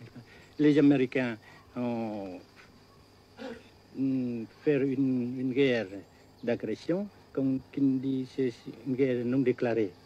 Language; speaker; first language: French; non-native, fluent; Vietnamese